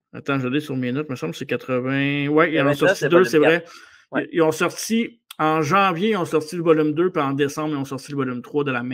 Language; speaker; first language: French; native; French